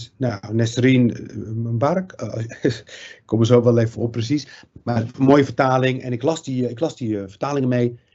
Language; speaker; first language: Dutch; early bilingual, other home language; Riffian